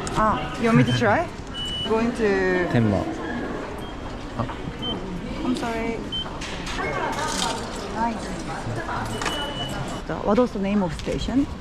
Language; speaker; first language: English; non-native, learner; Korean